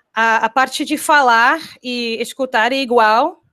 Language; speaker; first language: Portuguese; non-native, fluent; English